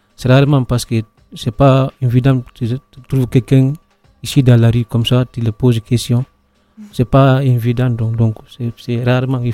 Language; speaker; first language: French; non-native, local second language; Fula